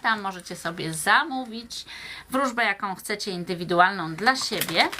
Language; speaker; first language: Polish; native; Polish